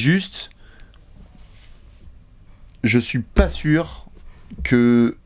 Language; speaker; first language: French; native; French